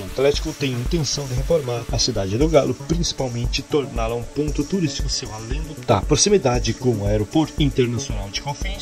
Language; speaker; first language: Portuguese; native; Portuguese